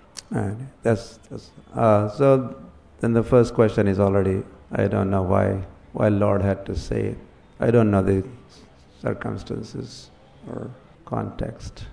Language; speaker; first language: English; non-native, local second language; Marathi